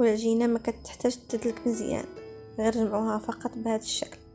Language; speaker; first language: Arabic; native; Arabic